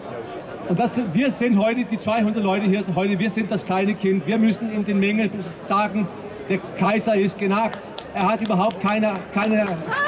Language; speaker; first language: German; non-native, fluent; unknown